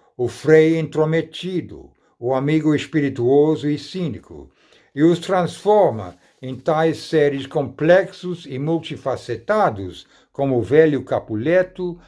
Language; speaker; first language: Portuguese; non-native, fluent; English